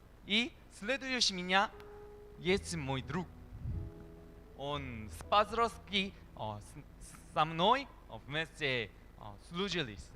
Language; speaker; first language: Russian; non-native, learner; Korean